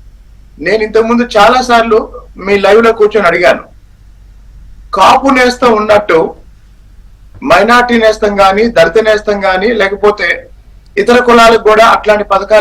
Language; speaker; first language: Telugu; native; Telugu